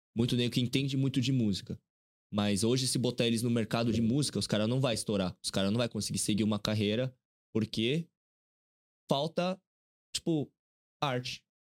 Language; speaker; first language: Portuguese; early bilingual, other home language; Korean